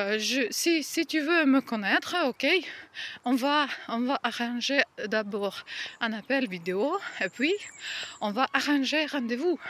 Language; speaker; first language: French; non-native, learner; Ukrainian